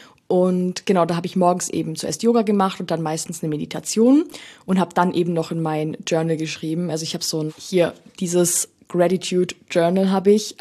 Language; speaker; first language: German; native; German